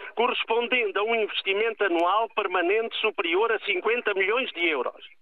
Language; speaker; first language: Portuguese; native; Portuguese